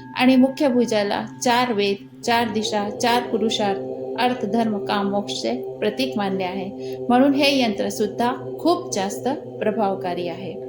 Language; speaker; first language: Marathi; non-native, local second language; Hindi